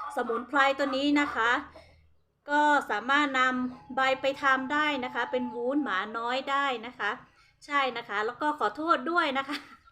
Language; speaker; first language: Thai; non-native, local second language; Hmong